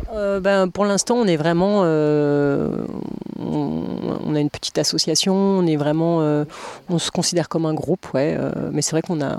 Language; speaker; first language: French; native; French